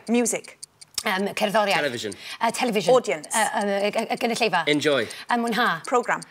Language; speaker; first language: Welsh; non-native, local second language; English